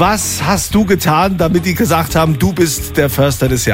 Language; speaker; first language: German; native; German